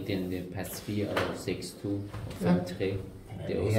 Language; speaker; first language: Danish; non-native, learner; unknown